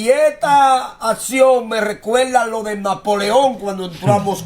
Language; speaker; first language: Spanish; native; Spanish